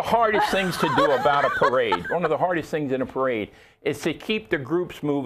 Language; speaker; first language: English; native; English